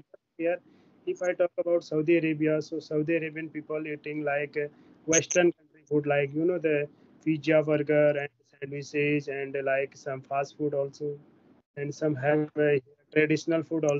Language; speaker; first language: English; non-native, learner; Hindi